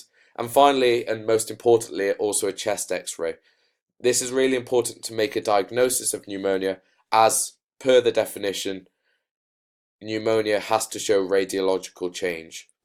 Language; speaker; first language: English; native; English